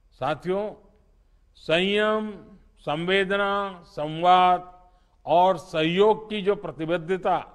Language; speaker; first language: Hindi; non-native, local second language; Gujarati